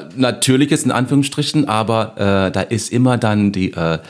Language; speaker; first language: German; non-native, fluent; English